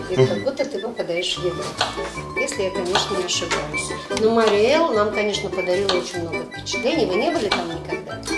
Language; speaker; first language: Russian; native; Russian